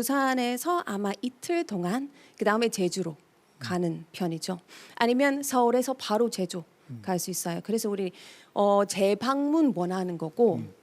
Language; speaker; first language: Korean; non-native, fluent; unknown